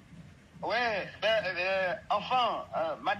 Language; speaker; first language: French; non-native, learner; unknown